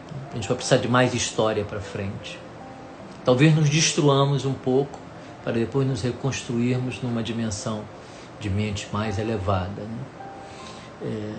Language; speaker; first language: Portuguese; native; Portuguese